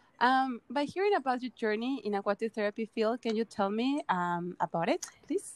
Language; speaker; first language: English; non-native, fluent; Spanish